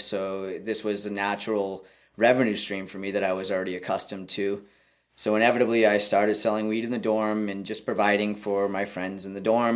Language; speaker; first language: English; native; English